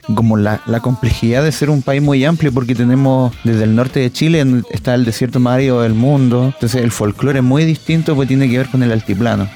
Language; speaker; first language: Spanish; native; Spanish